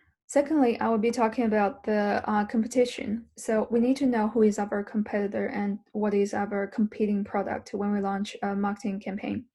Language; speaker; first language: English; non-native, learner; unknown